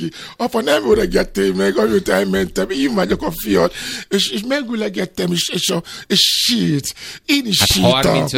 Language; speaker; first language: Hungarian; non-native, learner; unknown